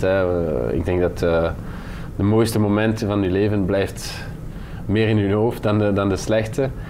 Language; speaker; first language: Dutch; non-native, local second language; French